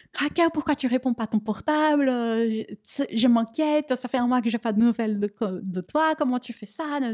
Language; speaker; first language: French; non-native, fluent; Portuguese